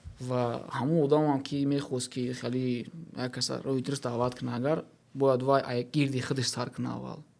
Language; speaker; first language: Tajik; native; Tajik